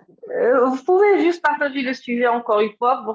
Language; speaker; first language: French; non-native, fluent; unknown